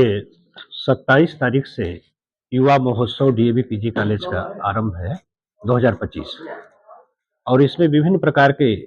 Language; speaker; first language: Hindi; native; Hindi